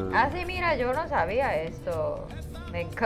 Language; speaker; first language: Spanish; non-native, learner; Japanese